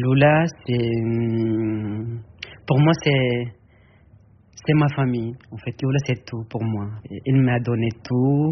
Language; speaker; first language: French; non-native, learner; Arabic